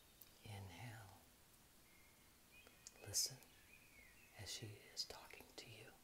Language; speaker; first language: English; native; English